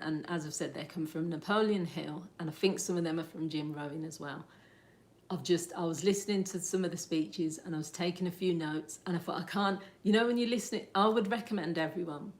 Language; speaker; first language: English; native; English